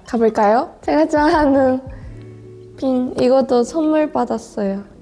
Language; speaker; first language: Korean; non-native, fluent; Japanese